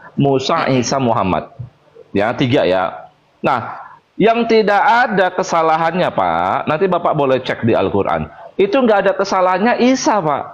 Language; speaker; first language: Indonesian; native; Indonesian